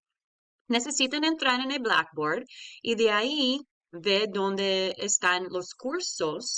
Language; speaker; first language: Spanish; early bilingual, heritage; Spanish